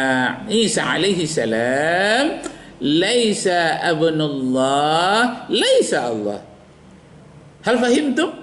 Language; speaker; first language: Arabic; non-native, fluent; Indonesian